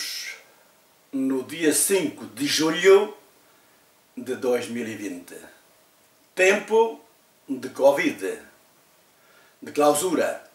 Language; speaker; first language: Portuguese; native; Portuguese